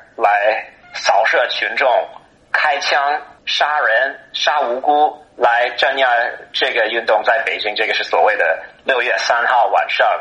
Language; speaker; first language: Chinese; non-native, fluent; English